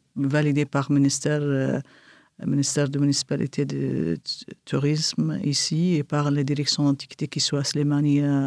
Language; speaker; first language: French; non-native, fluent; Kurdish